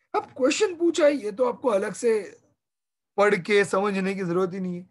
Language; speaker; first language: Hindi; non-native, local second language; Marathi